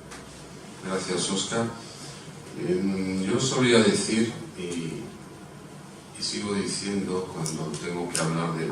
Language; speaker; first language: Spanish; non-native, fluent; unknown